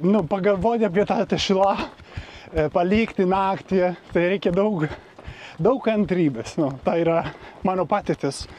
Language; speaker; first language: Lithuanian; non-native, learner; Italian